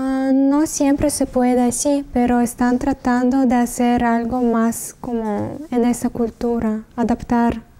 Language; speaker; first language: Spanish; non-native, learner; Russian